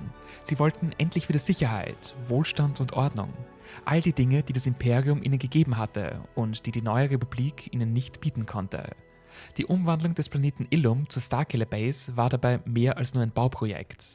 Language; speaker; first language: German; native; German